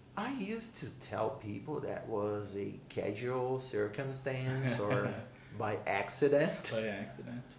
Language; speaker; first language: English; non-native, fluent; Portuguese